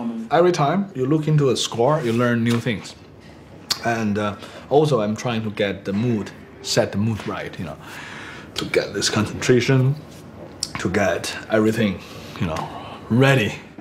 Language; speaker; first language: English; non-native, fluent; Chinese